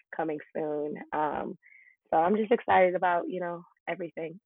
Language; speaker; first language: English; native; English